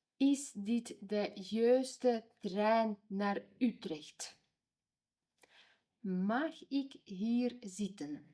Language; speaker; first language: Dutch; non-native, fluent; Ukrainian